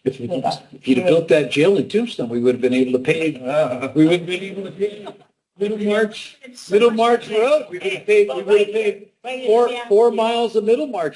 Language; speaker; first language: English; native; English